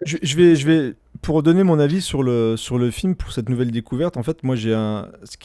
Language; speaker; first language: French; native; French